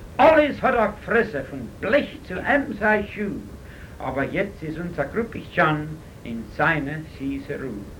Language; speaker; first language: German; early bilingual, other home language; Pennsylvania German